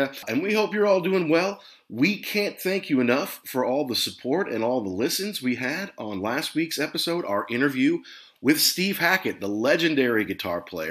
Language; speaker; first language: English; native; English